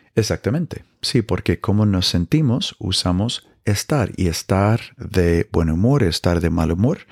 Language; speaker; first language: Spanish; non-native, fluent; English